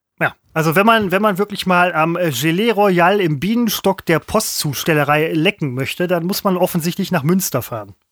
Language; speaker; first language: German; native; German